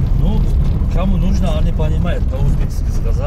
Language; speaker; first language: Russian; non-native, learner; Uzbek